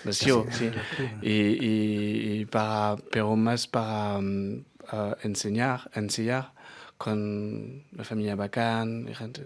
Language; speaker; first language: Spanish; non-native, learner; French